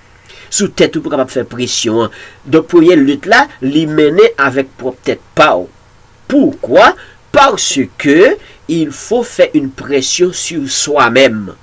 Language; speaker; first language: French; non-native, local second language; Haitian Creole